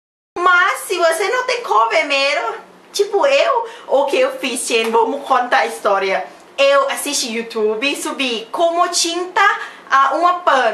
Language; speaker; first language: Portuguese; non-native, learner; Thai